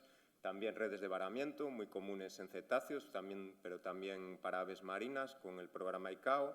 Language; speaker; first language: Spanish; native; Spanish